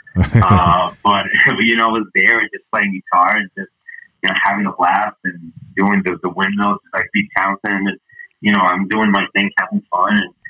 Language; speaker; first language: English; non-native, fluent; Spanish